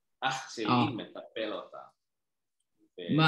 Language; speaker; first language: Hebrew; non-native, learner; Indonesian